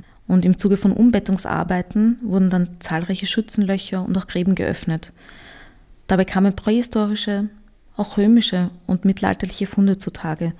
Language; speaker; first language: German; native; German